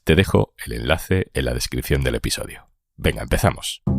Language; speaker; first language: Spanish; native; Spanish